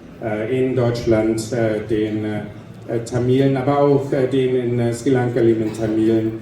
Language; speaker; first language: German; early bilingual, other home language; Tamil